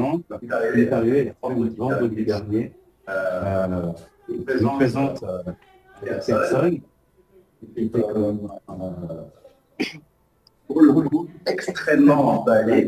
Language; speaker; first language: French; native; French